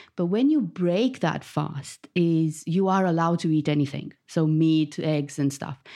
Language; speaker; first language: English; non-native, fluent; Romanian